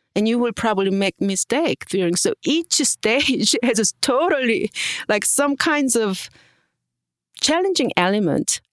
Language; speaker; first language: English; non-native, fluent; Korean